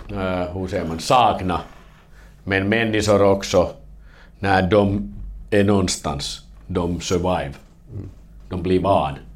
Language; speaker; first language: Swedish; non-native, learner; Finnish